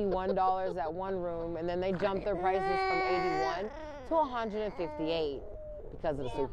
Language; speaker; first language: English; native; English